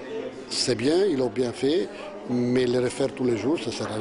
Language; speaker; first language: French; non-native, fluent; Italian